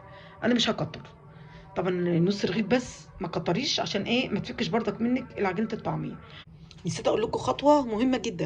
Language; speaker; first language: Arabic; native; Arabic